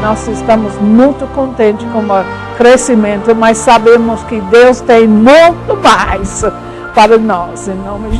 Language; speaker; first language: Portuguese; non-native, fluent; English